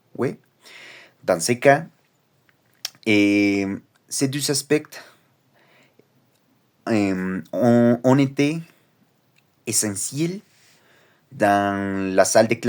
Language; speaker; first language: French; non-native, learner; Spanish